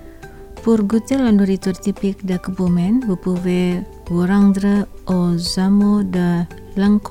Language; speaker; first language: French; non-native, fluent; Indonesian